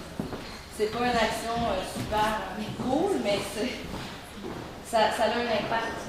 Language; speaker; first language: French; native; French